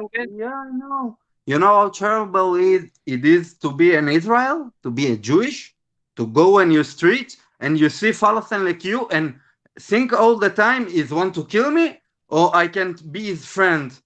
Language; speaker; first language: English; non-native, learner; Hebrew